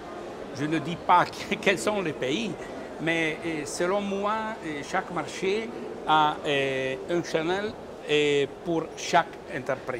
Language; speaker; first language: French; non-native, learner; Italian